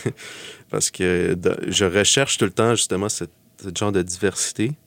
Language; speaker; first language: French; native; French